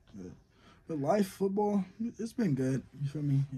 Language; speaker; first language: English; native; English